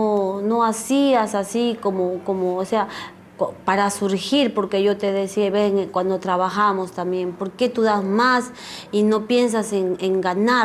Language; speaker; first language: Spanish; native; Spanish